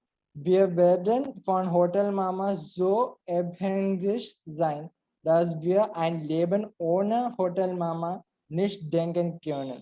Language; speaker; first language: German; non-native, learner; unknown